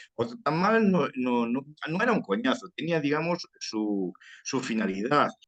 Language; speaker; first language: Spanish; early bilingual, heritage; Spanish